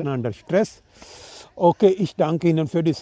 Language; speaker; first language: German; non-native, learner; Urdu